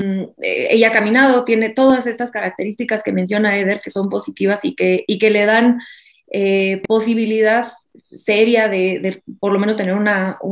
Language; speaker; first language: Spanish; native; Spanish